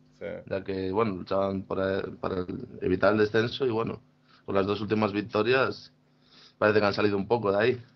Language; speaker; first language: Spanish; native; Spanish